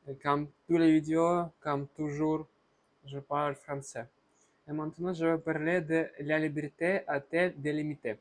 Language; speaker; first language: French; non-native, learner; Russian